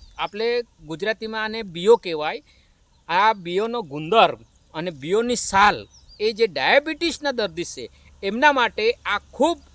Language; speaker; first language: Gujarati; non-native, local second language; Kukna